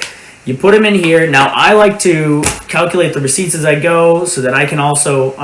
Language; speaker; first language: English; native; English